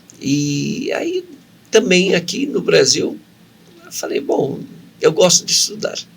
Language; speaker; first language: Portuguese; early bilingual, other home language; Arabic